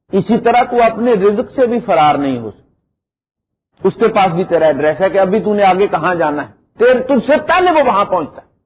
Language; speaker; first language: Urdu; non-native, local second language; Punjabi